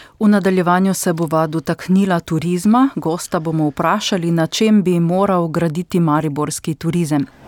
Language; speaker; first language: Slovenian; native; Slovenian